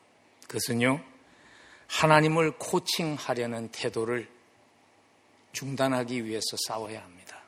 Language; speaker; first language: Korean; native; Korean